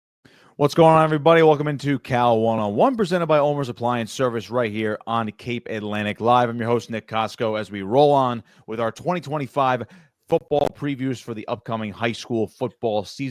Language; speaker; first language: English; native; English